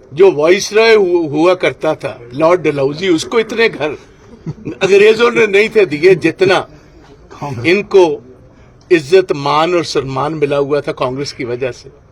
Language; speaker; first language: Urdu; non-native, local second language; Punjabi